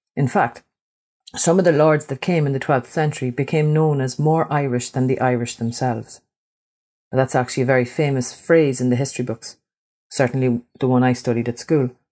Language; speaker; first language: English; native; English